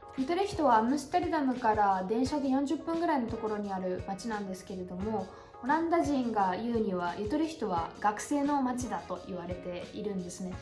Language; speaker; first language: Japanese; native; Japanese